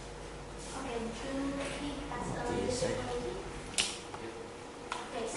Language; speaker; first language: English; non-native, fluent; Indonesian